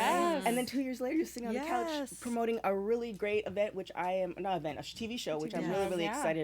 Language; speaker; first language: English; native; English